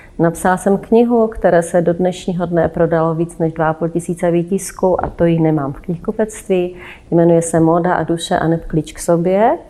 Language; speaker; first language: Czech; native; Czech